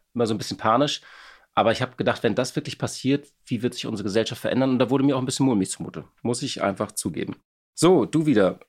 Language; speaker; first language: German; native; German